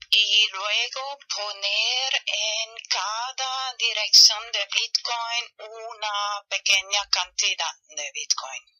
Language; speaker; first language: Spanish; non-native, fluent; German